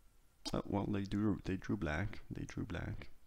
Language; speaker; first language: English; non-native, fluent; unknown